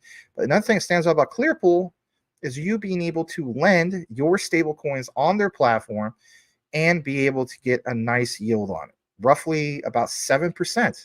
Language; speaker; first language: English; native; English